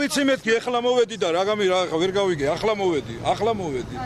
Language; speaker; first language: Georgian; native; Georgian